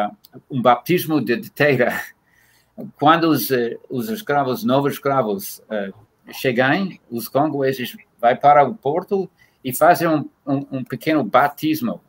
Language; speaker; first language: Portuguese; non-native, fluent; English